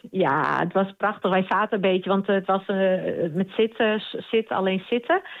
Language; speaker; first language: Dutch; non-native, local second language; Western Frisian